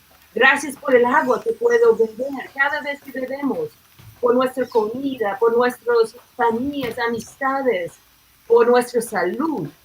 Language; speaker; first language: Spanish; non-native, fluent; English